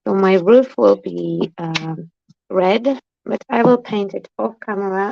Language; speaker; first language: English; non-native, fluent; Polish